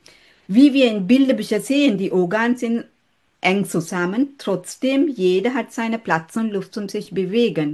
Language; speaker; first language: German; non-native, fluent; Sinhala